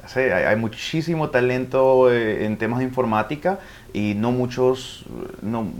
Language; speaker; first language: Spanish; early bilingual, heritage; Spanish